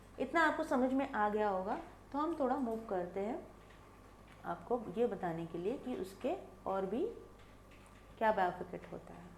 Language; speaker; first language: Hindi; non-native, local second language; Bangla